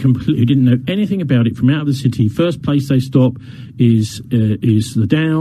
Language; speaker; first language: English; native; English